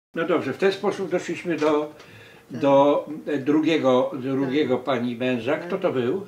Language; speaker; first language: Polish; native; Polish